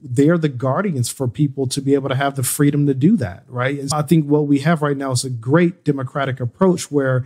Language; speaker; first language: English; native; English